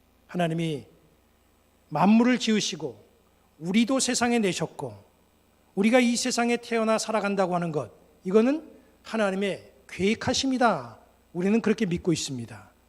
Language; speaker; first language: Korean; native; Korean